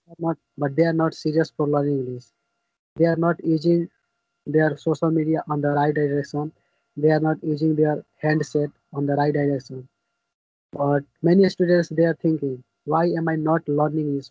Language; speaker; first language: English; non-native, learner; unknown